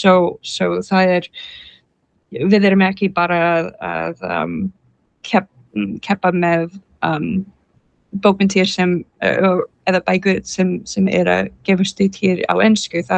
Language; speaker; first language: Icelandic; non-native, learner; English